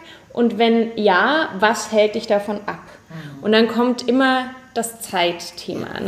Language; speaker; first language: German; native; German